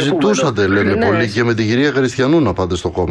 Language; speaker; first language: Greek; native; Greek